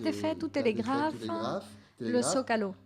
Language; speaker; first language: French; native; French